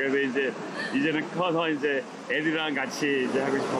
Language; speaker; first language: Korean; native; Korean